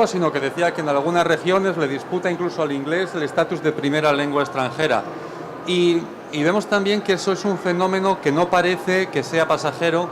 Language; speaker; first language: Spanish; native; Spanish